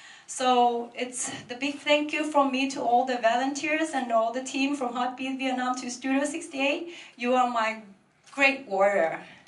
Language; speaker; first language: English; non-native, fluent; Vietnamese